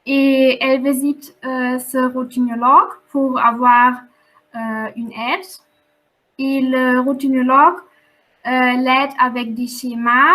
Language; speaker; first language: French; non-native, fluent; German